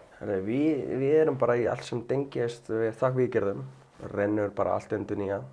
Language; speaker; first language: Icelandic; non-native, fluent; Spanish